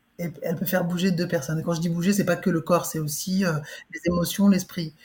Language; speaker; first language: French; early bilingual, other home language; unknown